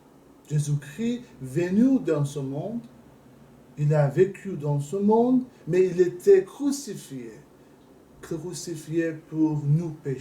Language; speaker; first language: French; non-native, learner; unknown